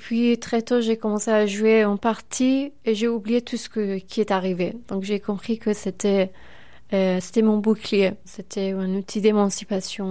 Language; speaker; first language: French; non-native, fluent; Persian